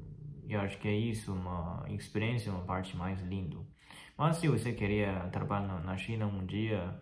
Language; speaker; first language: Portuguese; non-native, fluent; Chinese